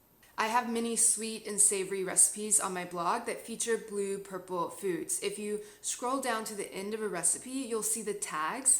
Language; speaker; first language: English; native; English